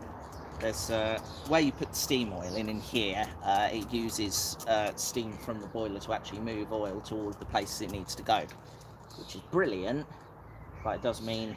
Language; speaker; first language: English; native; English